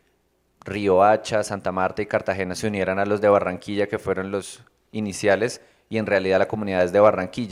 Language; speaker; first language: Spanish; native; Spanish